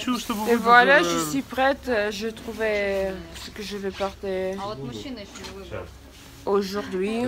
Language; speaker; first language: French; non-native, fluent; Russian